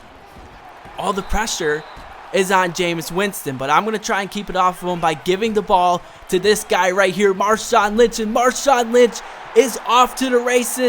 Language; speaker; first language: English; native; English